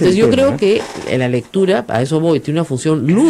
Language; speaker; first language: Spanish; native; Spanish